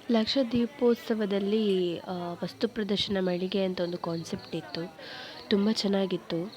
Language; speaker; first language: Kannada; non-native, local second language; Tulu